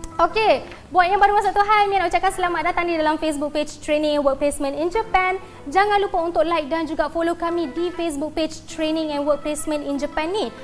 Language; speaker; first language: Malay; native; Malay